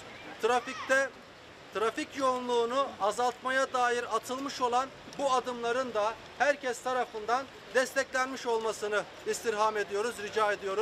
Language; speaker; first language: Turkish; native; Turkish